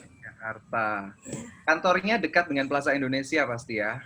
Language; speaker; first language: Indonesian; native; Indonesian